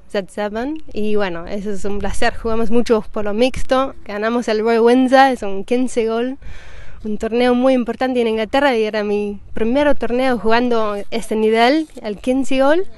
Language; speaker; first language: Spanish; non-native, fluent; English